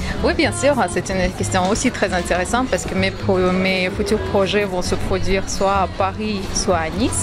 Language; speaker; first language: French; non-native, fluent; Russian